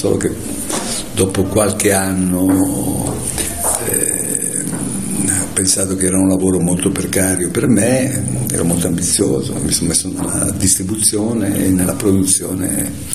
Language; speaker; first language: Italian; native; Italian